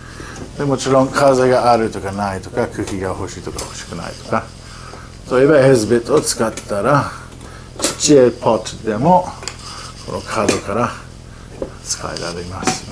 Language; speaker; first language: Japanese; non-native, fluent; English